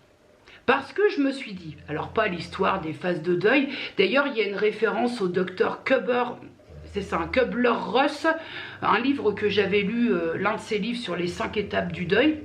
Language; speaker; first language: French; native; French